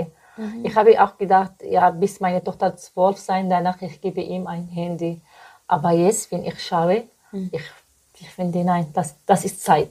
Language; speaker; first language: German; non-native, learner; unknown